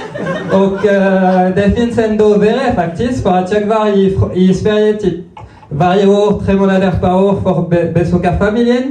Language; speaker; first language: Swedish; non-native, fluent; French